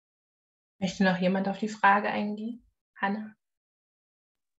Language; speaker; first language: German; native; German